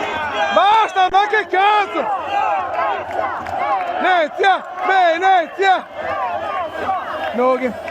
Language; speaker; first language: Italian; native; Italian